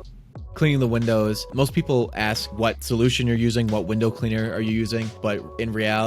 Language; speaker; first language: English; native; English